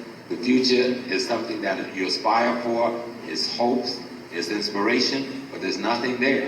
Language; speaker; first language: English; native; English